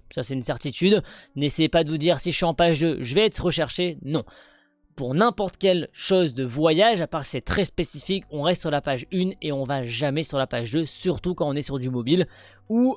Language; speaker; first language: French; native; French